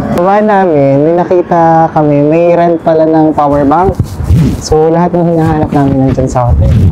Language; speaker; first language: Filipino; native; Filipino